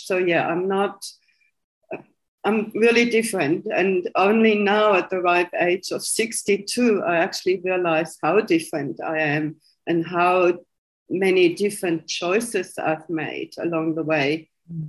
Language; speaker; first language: English; non-native, fluent; German